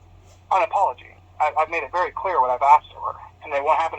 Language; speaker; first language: English; native; English